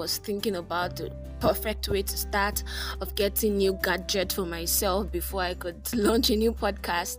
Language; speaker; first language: English; non-native, local second language; Yoruba